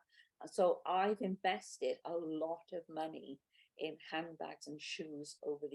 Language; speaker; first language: English; native; English